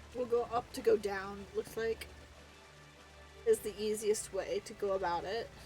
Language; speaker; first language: English; native; English